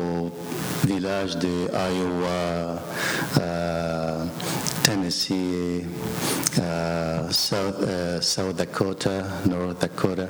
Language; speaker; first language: French; non-native, fluent; Spanish